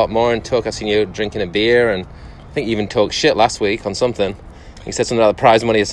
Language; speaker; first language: English; native; English